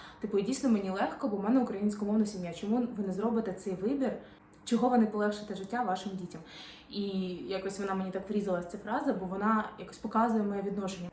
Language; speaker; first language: Ukrainian; non-native, local second language; Russian